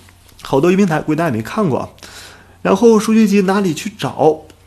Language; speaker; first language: Chinese; native; Chinese